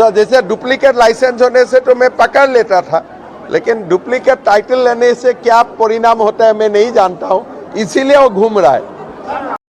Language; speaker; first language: Hindi; non-native, local second language; Assamese